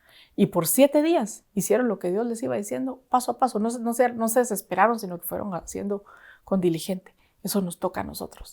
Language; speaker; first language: Spanish; native; Spanish